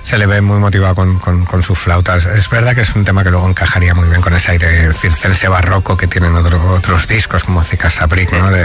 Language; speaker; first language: Spanish; native; Spanish